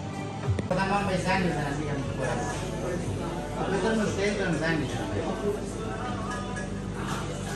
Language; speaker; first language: German; non-native, learner; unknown